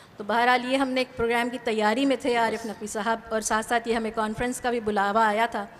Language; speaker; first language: Urdu; native; Urdu